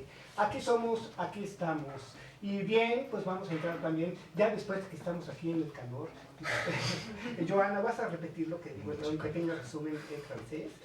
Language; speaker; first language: Spanish; native; Spanish